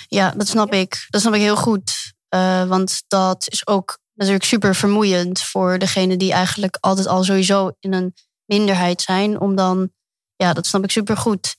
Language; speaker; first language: Dutch; early bilingual, other home language; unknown